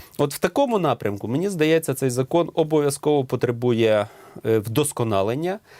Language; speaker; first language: Ukrainian; native; Ukrainian